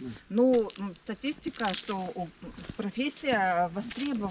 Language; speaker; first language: Russian; native; Russian